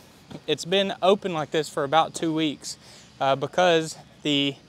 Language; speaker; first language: English; native; English